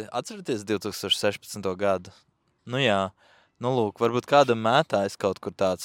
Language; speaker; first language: Latvian; native; Latvian